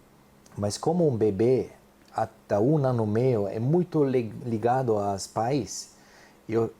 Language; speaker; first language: Portuguese; non-native, fluent; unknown